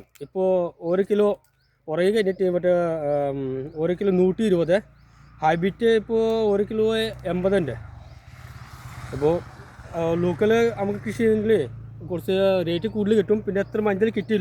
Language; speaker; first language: Malayalam; non-native, learner; Assamese